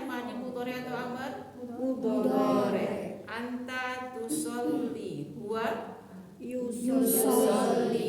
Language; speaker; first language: Arabic; non-native, fluent; Indonesian